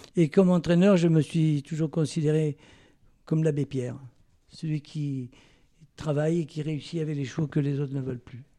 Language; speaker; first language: French; native; French